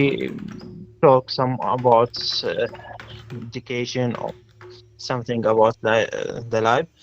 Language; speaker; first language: English; non-native, learner; Arabic